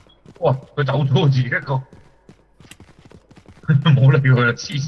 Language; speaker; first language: Chinese; native; Chinese